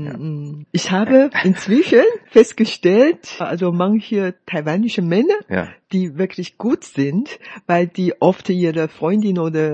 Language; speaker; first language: German; non-native, fluent; Chinese